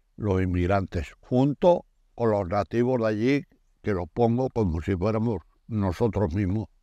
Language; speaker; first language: Spanish; native; Spanish